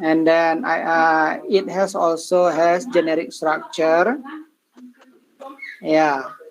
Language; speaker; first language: English; non-native, learner; Indonesian